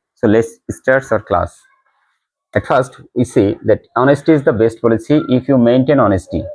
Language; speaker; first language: English; non-native, local second language; Bangla